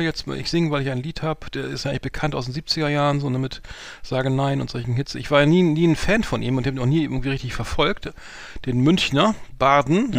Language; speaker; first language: German; native; German